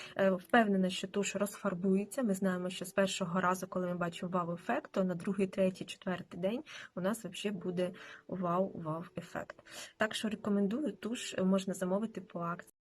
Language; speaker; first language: Ukrainian; native; Ukrainian